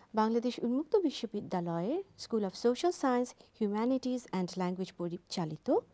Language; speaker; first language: English; non-native, local second language; Bangla